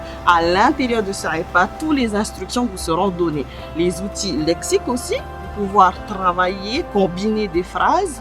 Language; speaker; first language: French; native; French